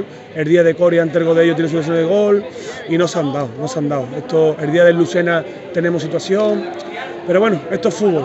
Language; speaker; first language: Spanish; native; Spanish